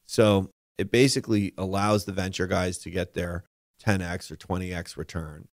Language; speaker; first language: English; native; English